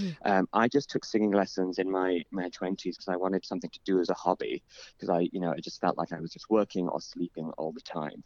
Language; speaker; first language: English; native; English